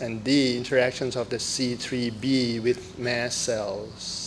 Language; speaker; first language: English; non-native, fluent; Thai